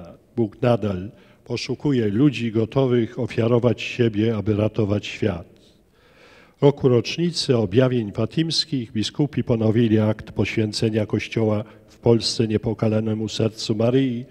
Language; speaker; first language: Polish; native; Polish